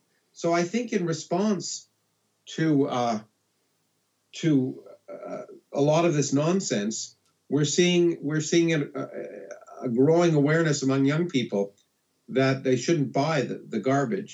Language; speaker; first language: English; native; English